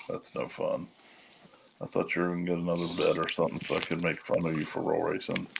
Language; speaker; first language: English; native; English